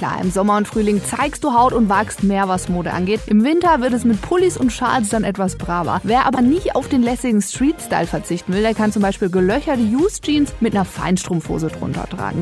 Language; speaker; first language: German; native; German